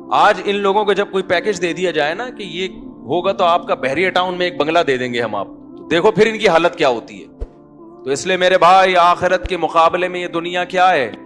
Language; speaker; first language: Urdu; native; Urdu